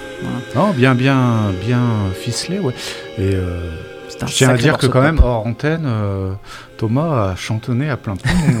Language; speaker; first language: French; native; French